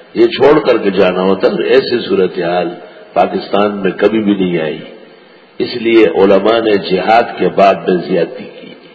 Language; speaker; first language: Urdu; non-native, local second language; Pashto